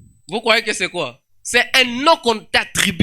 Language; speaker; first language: French; non-native, local second language; Swahili